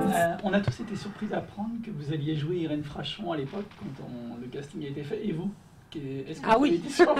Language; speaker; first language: French; native; French